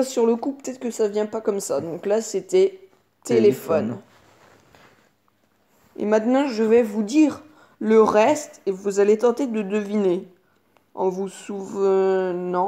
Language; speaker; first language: French; native; French